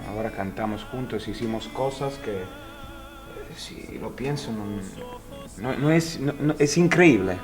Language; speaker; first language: Spanish; non-native, learner; Italian